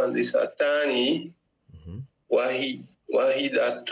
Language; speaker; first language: Arabic; non-native, learner; English